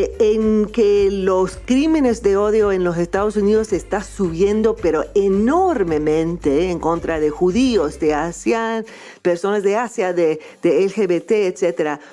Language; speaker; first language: Spanish; non-native, fluent; English